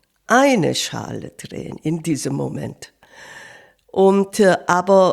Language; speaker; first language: German; non-native, fluent; Korean